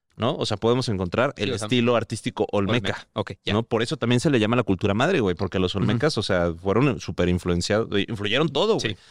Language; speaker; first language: Spanish; native; Spanish